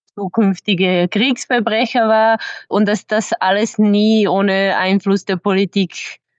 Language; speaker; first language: German; non-native, fluent; Serbian